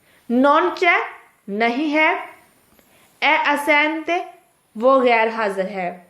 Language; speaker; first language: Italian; non-native, fluent; Urdu